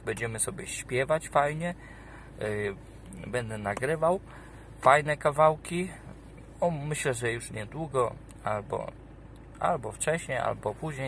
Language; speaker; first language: Polish; native; Polish